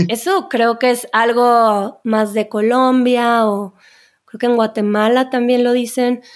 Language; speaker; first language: Spanish; native; Spanish